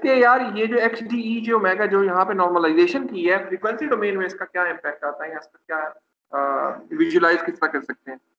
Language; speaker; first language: Urdu; non-native, local second language; Punjabi